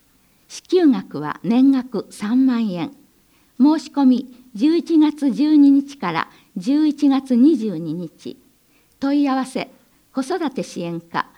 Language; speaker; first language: Japanese; native; Japanese